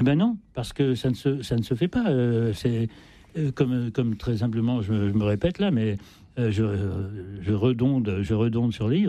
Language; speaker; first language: French; native; French